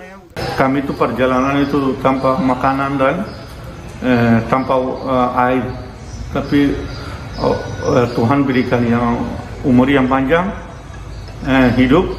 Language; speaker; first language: Indonesian; non-native, learner; Rohingya